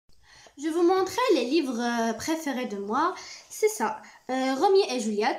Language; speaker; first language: French; non-native, learner; Arabic